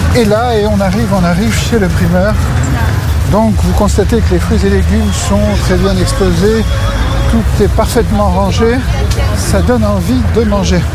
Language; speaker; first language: French; native; French